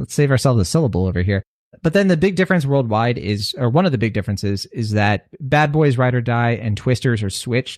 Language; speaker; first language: English; native; English